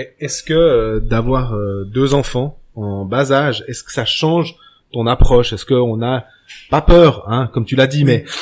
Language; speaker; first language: French; native; French